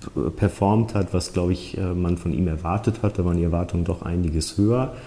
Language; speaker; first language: German; native; German